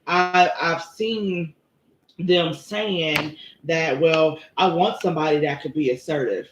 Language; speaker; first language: English; native; English